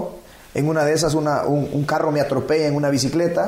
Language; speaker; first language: Spanish; native; Spanish